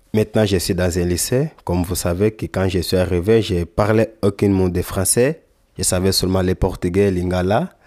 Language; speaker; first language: French; non-native, fluent; Lingala